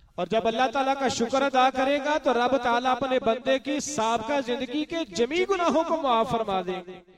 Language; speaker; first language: Urdu; non-native, local second language; Punjabi